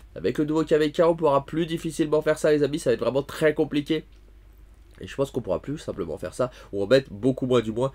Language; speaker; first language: French; native; French